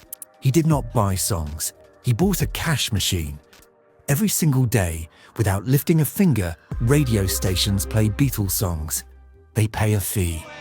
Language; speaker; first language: English; native; English